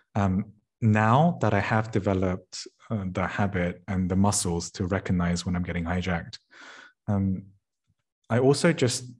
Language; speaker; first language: English; native; English